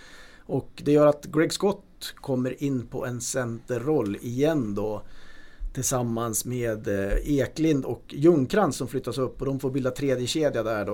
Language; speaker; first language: Swedish; native; Swedish